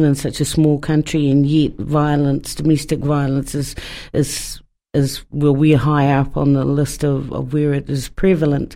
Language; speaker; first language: English; native; English